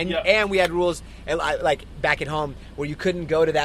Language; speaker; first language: English; native; English